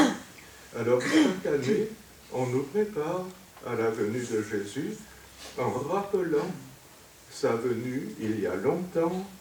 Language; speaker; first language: French; native; French